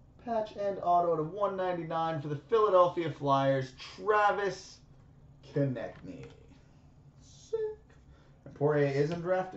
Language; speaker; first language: English; native; English